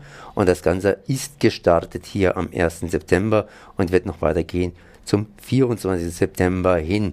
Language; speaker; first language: German; native; German